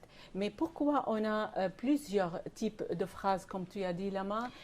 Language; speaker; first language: French; non-native, fluent; Arabic